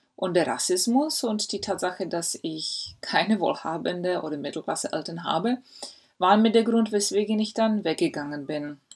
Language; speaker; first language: German; non-native, fluent; Czech